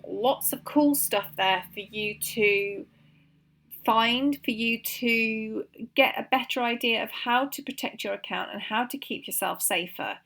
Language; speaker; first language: English; native; English